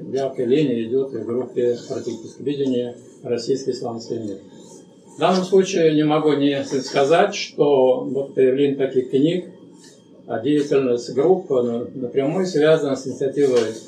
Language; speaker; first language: Russian; native; Russian